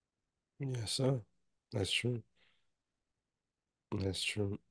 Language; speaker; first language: English; native; English